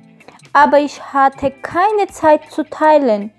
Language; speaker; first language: German; non-native, learner; Armenian